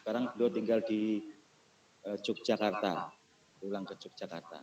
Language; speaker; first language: Indonesian; non-native, local second language; Javanese